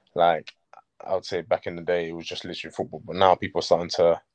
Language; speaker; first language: English; native; English